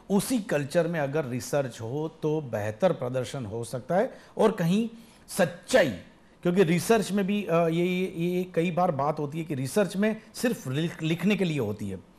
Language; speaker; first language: Hindi; non-native, local second language; Gujarati